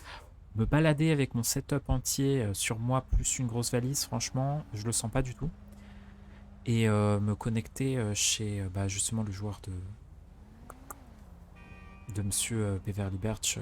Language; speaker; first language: French; native; French